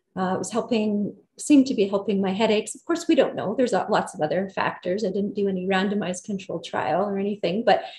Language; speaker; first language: English; native; English